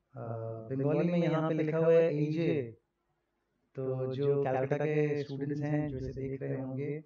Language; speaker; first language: Hindi; non-native, local second language; Rajasthani